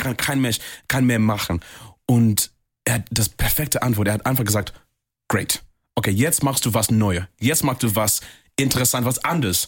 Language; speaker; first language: German; non-native, fluent; English